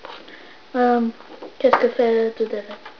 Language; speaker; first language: French; non-native, learner; English